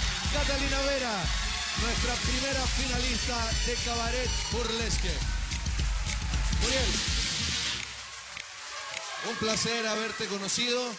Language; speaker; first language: Spanish; native; Spanish